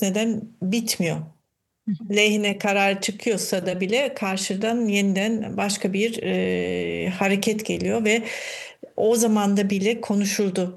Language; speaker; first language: Turkish; non-native, fluent; German